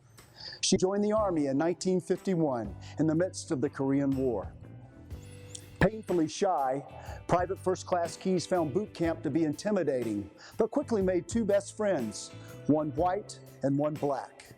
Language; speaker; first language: English; native; English